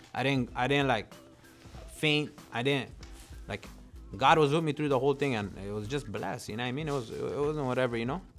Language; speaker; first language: English; non-native, fluent; Punjabi